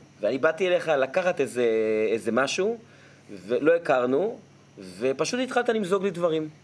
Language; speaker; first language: Hebrew; native; Hebrew